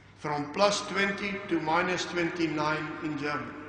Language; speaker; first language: English; non-native, local second language; Afrikaans